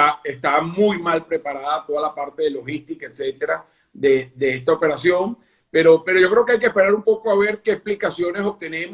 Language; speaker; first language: Spanish; native; Spanish